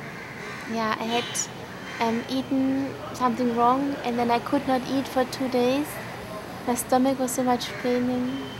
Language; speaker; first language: English; non-native, learner; Korean